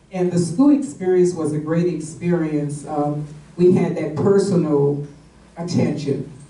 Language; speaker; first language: English; native; English